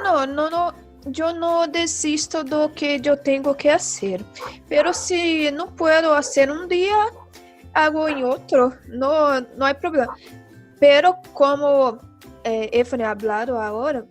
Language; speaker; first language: Spanish; non-native, learner; Portuguese